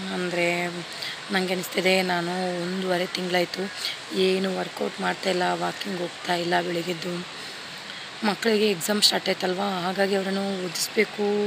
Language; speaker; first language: Kannada; non-native, local second language; Marwari